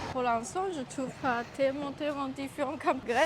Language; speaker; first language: French; non-native, learner; Chinese